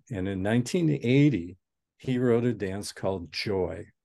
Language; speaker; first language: English; native; English